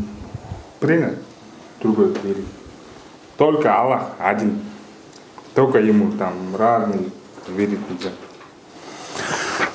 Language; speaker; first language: Russian; non-native, learner; Kyrgyz